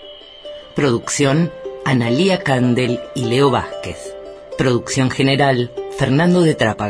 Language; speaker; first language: Spanish; native; Spanish